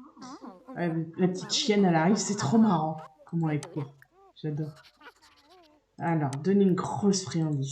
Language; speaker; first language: French; native; French